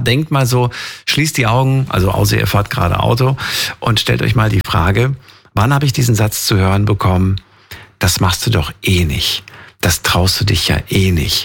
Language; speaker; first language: German; native; German